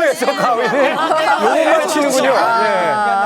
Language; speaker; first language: Korean; native; Korean